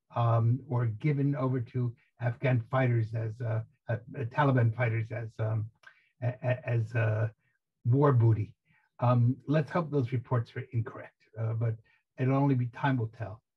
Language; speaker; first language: English; native; English